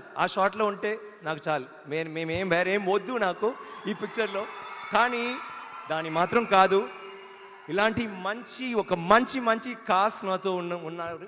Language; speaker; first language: Telugu; non-native, fluent; Tamil